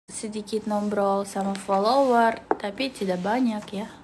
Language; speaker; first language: Indonesian; non-native, learner; Russian